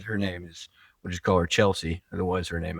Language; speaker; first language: English; native; English